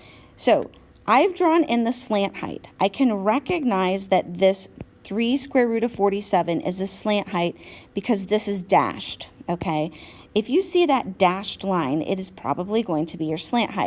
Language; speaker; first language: English; native; English